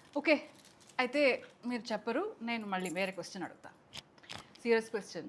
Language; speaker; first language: Telugu; non-native, fluent; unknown